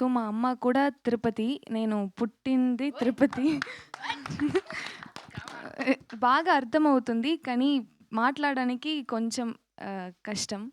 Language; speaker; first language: Telugu; early bilingual, heritage; Tamil